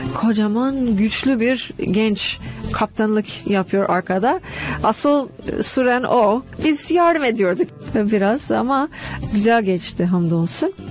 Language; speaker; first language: Turkish; non-native, fluent; English